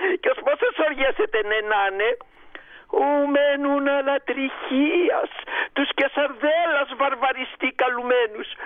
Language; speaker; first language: Greek; native; Greek